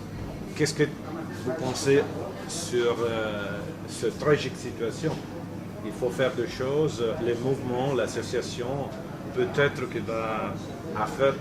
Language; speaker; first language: French; non-native, fluent; Italian